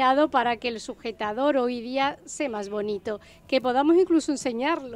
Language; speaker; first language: Spanish; native; Spanish